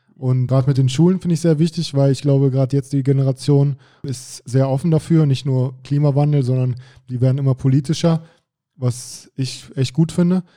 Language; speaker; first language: German; native; German